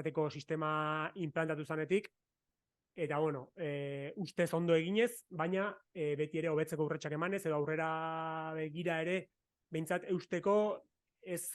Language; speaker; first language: Basque; native; Basque